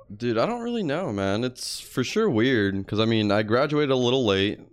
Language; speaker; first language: English; early bilingual, other home language; Spanish